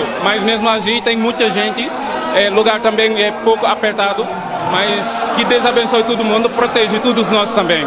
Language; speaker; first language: Portuguese; non-native, fluent; Wolof